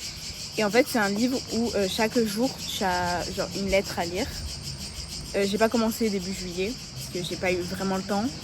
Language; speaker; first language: French; native; French